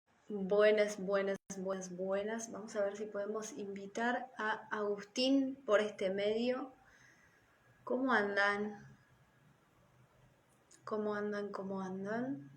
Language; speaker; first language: Spanish; native; Spanish